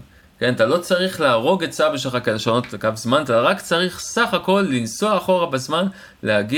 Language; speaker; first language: Hebrew; native; Hebrew